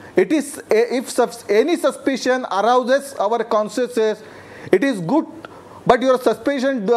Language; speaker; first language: English; non-native, local second language; Marathi